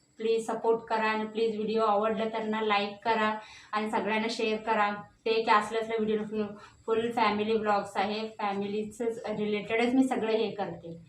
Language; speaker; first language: Marathi; non-native, local second language; Hindi